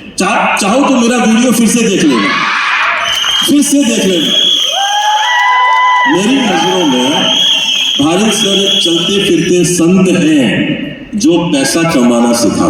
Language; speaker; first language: Hindi; native; Hindi